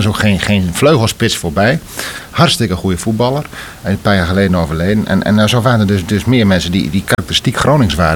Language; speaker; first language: Dutch; native; Dutch